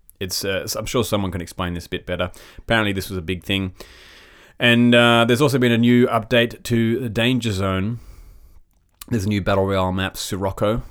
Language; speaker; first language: English; native; English